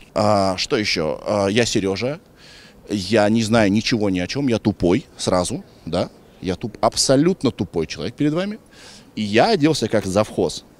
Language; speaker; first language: Russian; native; Russian